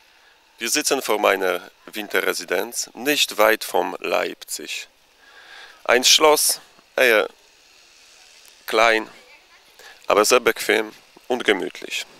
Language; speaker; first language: German; non-native, fluent; Polish